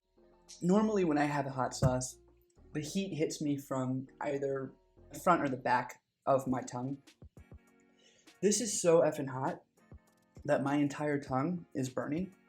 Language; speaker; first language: English; native; English